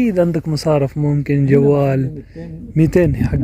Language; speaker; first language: Arabic; non-native, learner; Urdu